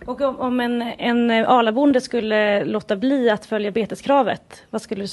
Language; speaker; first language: Swedish; native; Swedish